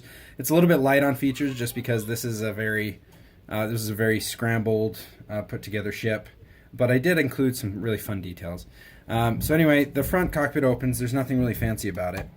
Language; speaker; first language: English; native; English